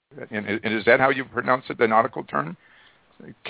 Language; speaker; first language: English; native; English